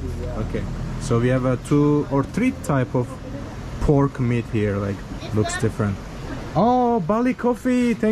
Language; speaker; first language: English; non-native, fluent; Azerbaijani